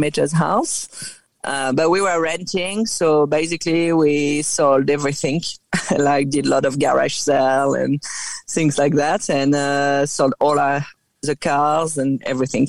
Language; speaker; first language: English; non-native, fluent; French